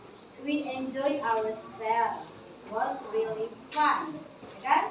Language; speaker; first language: English; non-native, learner; Indonesian